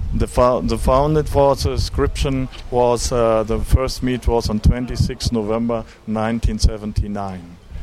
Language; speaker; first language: English; non-native, learner; German